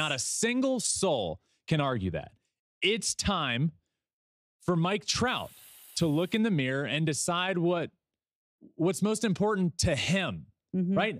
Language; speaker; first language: English; native; English